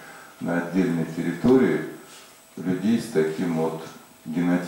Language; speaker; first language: Russian; native; Russian